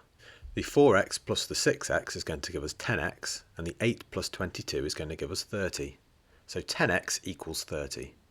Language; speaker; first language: English; native; English